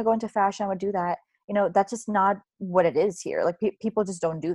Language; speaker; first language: English; native; English